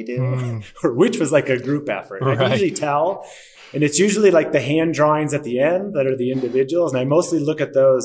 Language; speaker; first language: English; native; English